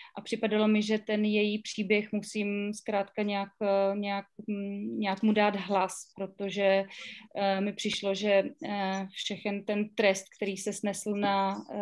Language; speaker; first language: Czech; native; Czech